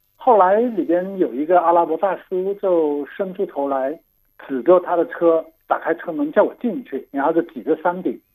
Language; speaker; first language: Chinese; non-native, local second language; Cantonese